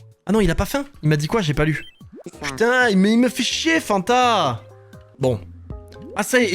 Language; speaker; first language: French; native; French